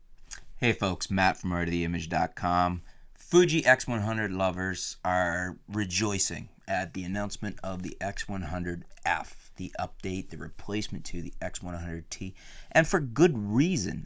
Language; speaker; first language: English; native; English